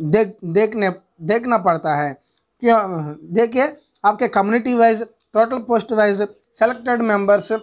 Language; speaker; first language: Hindi; non-native, local second language; Telugu